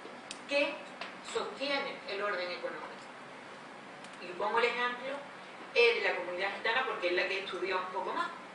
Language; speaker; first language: Spanish; native; Spanish